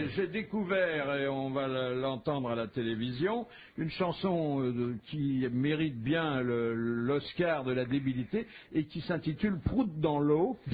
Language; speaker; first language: French; native; French